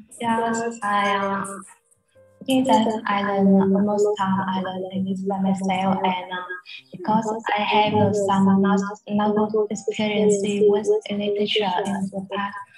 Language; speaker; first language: English; non-native, learner; Vietnamese